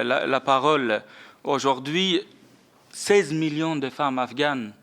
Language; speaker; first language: French; non-native, fluent; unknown